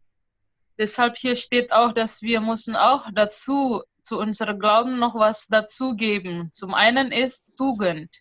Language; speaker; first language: German; non-native, fluent; Indonesian